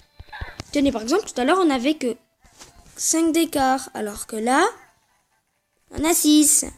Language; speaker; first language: French; native; French